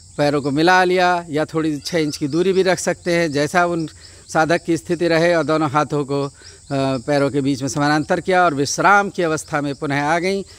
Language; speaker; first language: Hindi; native; Hindi